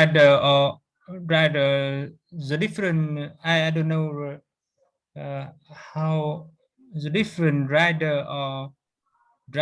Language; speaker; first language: English; non-native, learner; Vietnamese